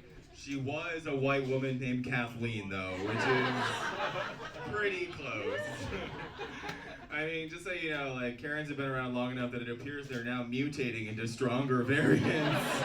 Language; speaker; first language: English; native; English